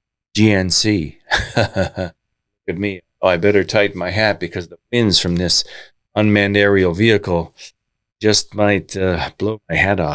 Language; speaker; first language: English; native; English